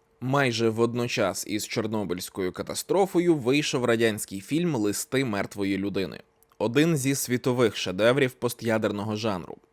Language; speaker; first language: Ukrainian; native; Ukrainian